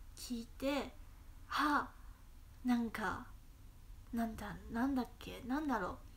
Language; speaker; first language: Japanese; non-native, fluent; Chinese